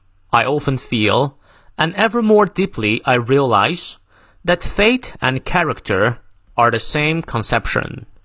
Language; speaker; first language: English; non-native, fluent; Chinese